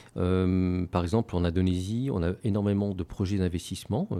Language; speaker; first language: French; native; French